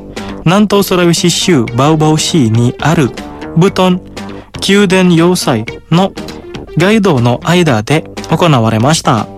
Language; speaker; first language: Japanese; non-native, fluent; Indonesian